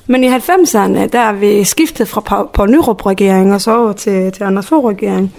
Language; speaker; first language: Danish; early bilingual, other home language; Somali